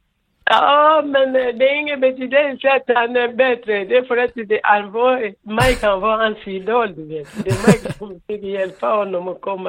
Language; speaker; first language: Swedish; non-native, learner; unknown